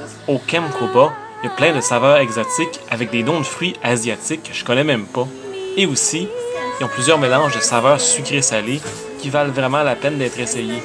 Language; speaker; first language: French; native; French